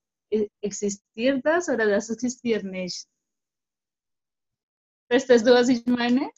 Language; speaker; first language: German; non-native, fluent; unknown